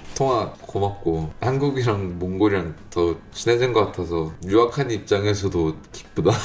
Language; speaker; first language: Korean; non-native, fluent; Mongolian